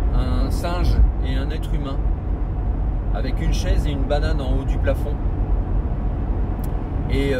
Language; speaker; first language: French; native; French